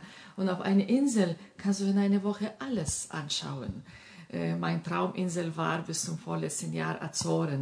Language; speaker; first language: German; non-native, fluent; Lithuanian